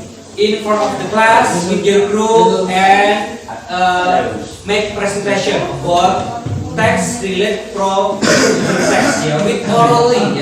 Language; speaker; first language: English; non-native, learner; Indonesian